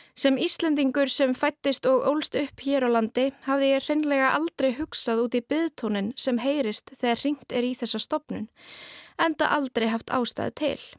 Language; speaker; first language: Icelandic; native; Icelandic